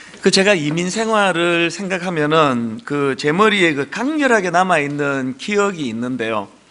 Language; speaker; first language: Korean; native; Korean